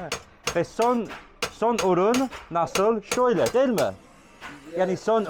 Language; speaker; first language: Turkish; non-native, learner; English